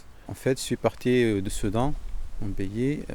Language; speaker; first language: French; non-native, fluent; Arabic